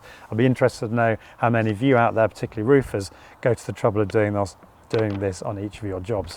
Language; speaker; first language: English; native; English